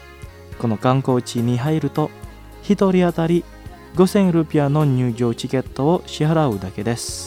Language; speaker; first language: Japanese; non-native, fluent; Indonesian